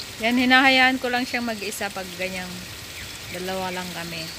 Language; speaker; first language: Filipino; native; Filipino